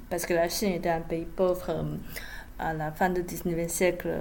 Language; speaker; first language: French; non-native, fluent; Chinese